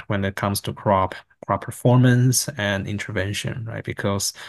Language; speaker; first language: English; non-native, fluent; Chinese